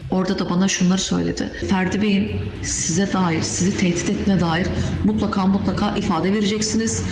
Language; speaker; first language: Turkish; native; Turkish